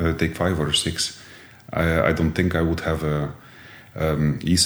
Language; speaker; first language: English; non-native, fluent; Dutch